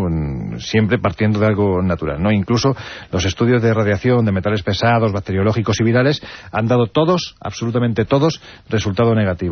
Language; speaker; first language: Spanish; native; Spanish